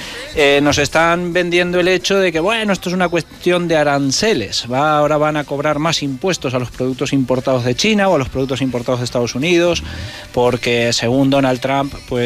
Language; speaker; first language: Spanish; native; Spanish